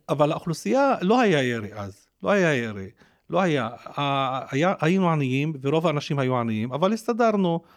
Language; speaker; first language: Hebrew; non-native, local second language; Arabic